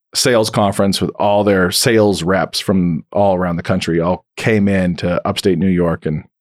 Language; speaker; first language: English; native; English